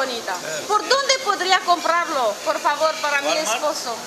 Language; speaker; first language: Spanish; non-native, learner; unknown